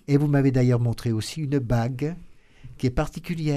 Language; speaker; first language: French; native; French